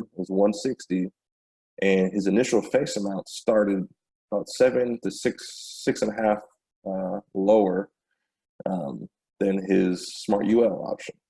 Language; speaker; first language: English; native; English